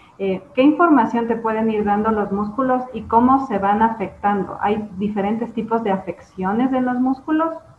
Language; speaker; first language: Spanish; native; Spanish